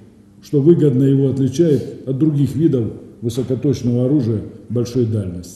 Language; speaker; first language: Russian; native; Russian